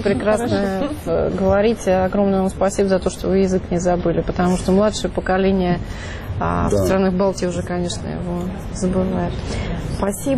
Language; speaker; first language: Russian; native; Russian